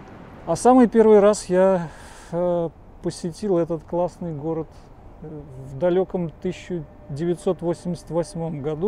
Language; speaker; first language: Russian; native; Russian